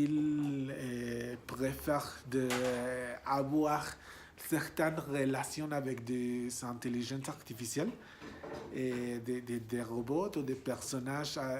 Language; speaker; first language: French; non-native, learner; Spanish